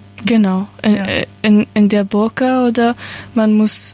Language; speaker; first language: German; non-native, learner; Persian